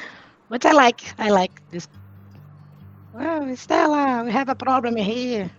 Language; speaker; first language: English; non-native, learner; Portuguese